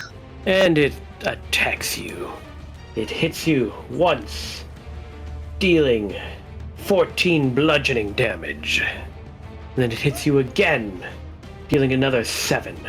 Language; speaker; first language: English; native; English